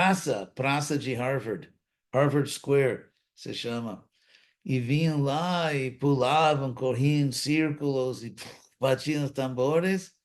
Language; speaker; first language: Portuguese; non-native, fluent; English